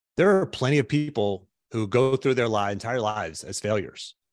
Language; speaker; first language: English; native; English